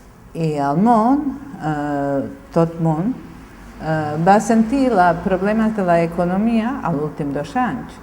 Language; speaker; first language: Catalan; non-native, fluent; Bosnian